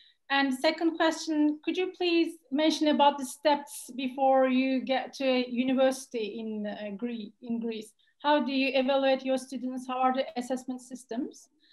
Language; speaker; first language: English; non-native, fluent; Turkish